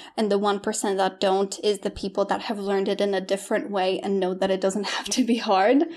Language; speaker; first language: English; non-native, fluent; Polish